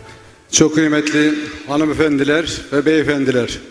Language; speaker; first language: Turkish; native; Turkish